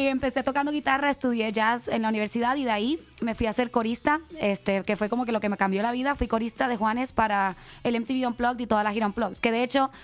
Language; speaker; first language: Spanish; native; Spanish